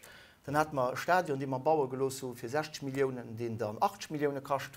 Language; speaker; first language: German; non-native, local second language; Luxembourgish